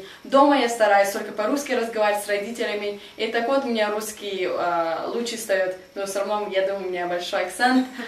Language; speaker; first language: Russian; early bilingual, heritage; Russian